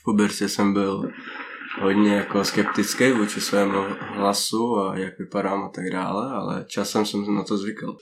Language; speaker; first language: Czech; non-native, fluent; Russian